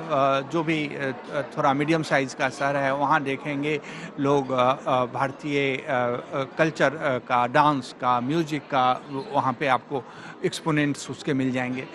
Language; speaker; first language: Hindi; native; Hindi